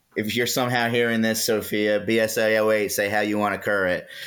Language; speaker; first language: English; native; English